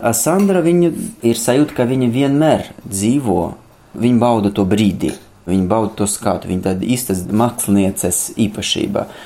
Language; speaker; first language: Latvian; non-native, local second language; Russian